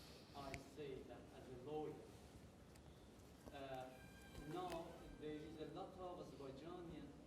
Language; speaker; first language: English; non-native, learner; Azerbaijani